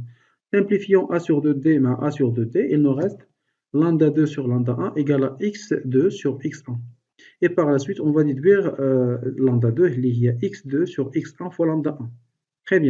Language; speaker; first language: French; non-native, local second language; Arabic